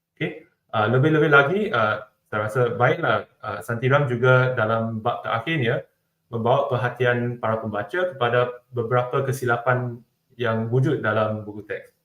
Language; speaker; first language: Malay; non-native, local second language; Chinese